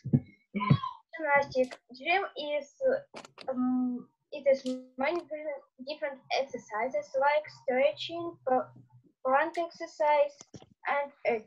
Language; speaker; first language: English; non-native, learner; Russian